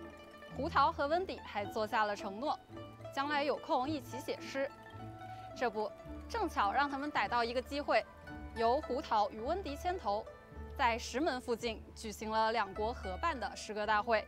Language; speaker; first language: Chinese; native; Chinese